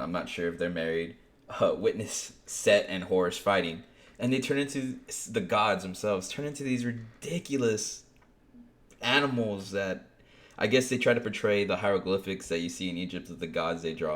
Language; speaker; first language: English; native; English